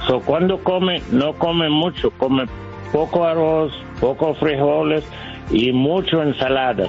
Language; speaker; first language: Spanish; non-native, learner; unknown